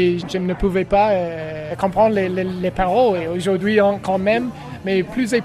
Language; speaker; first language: French; non-native, learner; English